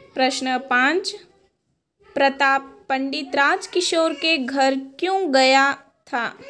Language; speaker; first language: Hindi; non-native, local second language; Kannada